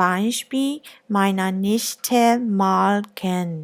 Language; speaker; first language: German; non-native, learner; Burmese